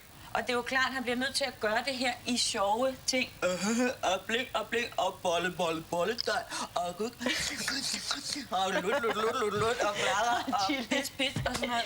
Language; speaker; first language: Danish; native; Danish